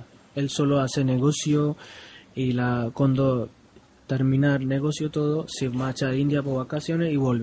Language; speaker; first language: Spanish; non-native, learner; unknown